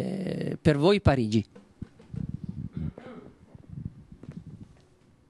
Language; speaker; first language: Italian; native; Italian